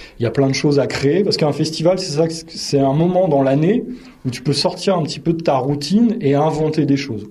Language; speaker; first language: French; native; French